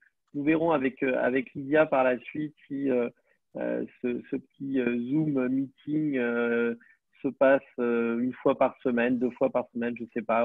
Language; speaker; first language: French; native; French